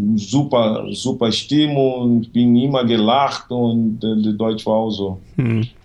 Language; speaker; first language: German; non-native, fluent; Portuguese